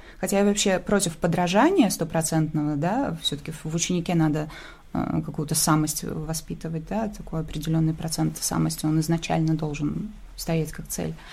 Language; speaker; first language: Russian; native; Russian